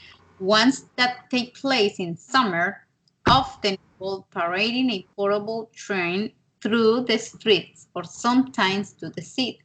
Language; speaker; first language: English; non-native, learner; Spanish